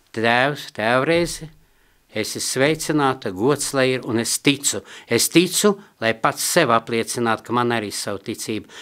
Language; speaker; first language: Latvian; non-native, local second language; Russian